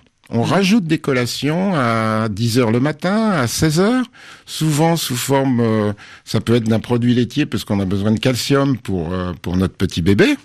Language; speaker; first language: French; native; French